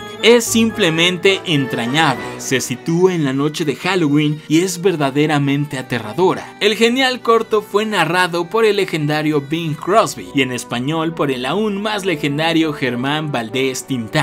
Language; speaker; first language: Spanish; native; Spanish